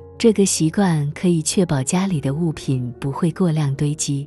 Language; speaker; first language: Chinese; native; Chinese